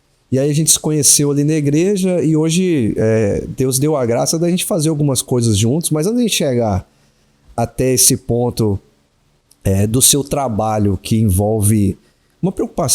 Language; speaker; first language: Portuguese; native; Portuguese